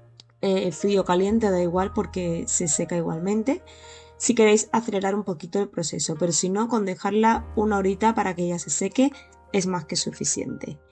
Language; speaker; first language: Spanish; native; Spanish